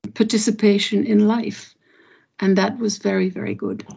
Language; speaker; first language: English; non-native, fluent; German